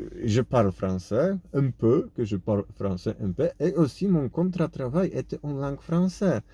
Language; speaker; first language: French; non-native, fluent; Polish